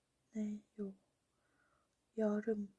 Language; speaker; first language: Korean; non-native, learner; Thai